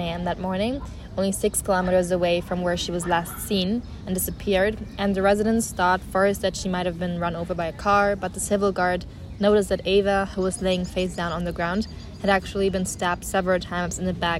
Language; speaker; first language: English; non-native, fluent; German